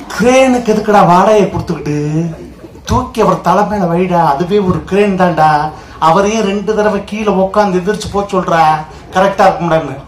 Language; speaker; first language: Tamil; native; Tamil